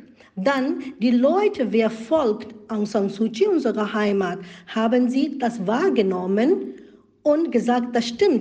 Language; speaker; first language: German; non-native, learner; Rohingya